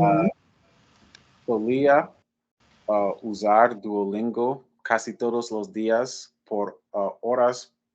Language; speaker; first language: Spanish; non-native, learner; English